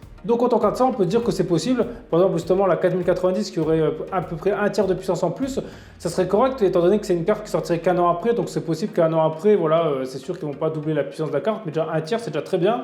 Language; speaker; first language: French; native; French